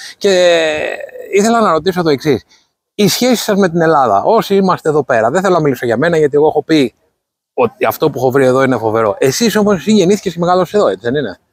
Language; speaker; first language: Greek; native; Greek